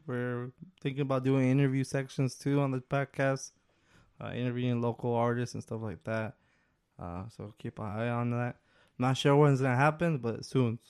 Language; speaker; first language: English; early bilingual, other home language; Spanish